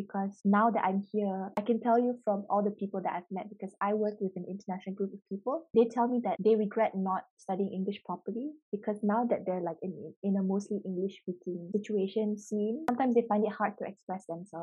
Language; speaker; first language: English; native; English